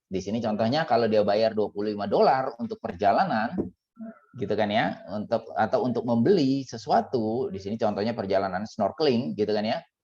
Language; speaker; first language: Indonesian; native; Indonesian